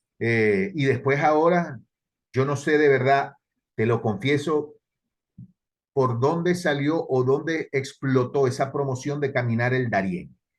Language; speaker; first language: Spanish; native; Spanish